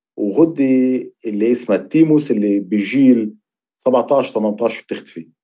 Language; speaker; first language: Arabic; native; Arabic